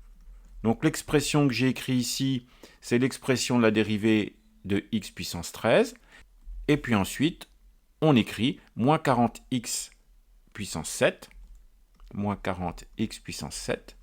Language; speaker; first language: French; native; French